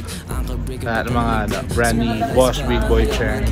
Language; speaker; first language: Filipino; native; Filipino